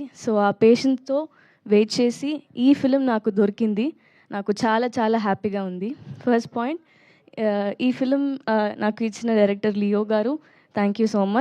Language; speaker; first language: Telugu; non-native, learner; Tamil